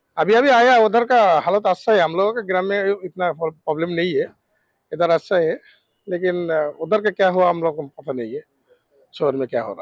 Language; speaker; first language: Hindi; non-native, learner; Bangla